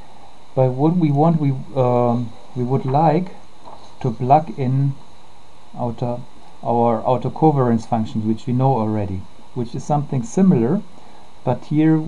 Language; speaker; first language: English; non-native, fluent; German